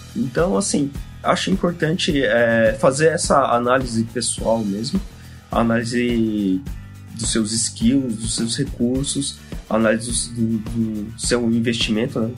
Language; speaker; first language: Portuguese; non-native, fluent; Japanese